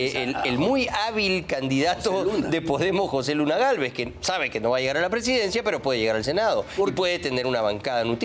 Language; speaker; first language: Spanish; native; Spanish